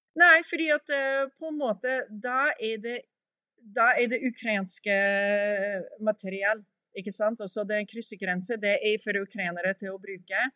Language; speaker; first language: Norwegian; early bilingual, heritage; English